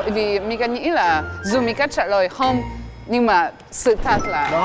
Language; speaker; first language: Vietnamese; non-native, fluent; French